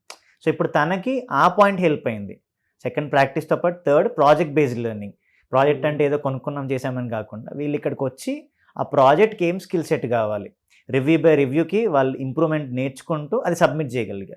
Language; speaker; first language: Telugu; native; Telugu